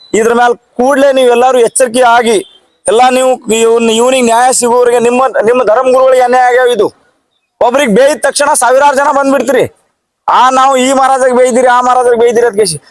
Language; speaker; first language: Kannada; non-native, local second language; Lambadi